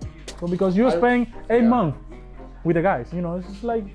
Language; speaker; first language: English; non-native, fluent; Spanish